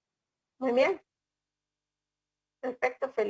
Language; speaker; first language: Spanish; native; Spanish